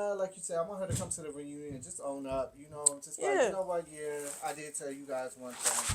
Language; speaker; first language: English; native; English